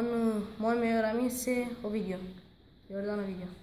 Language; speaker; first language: French; non-native, learner; Romanian